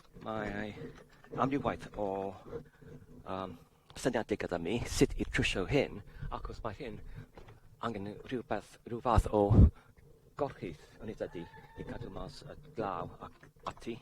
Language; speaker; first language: Welsh; non-native, learner; English